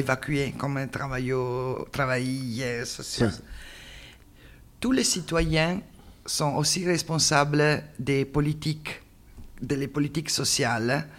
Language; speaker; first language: French; non-native, learner; Italian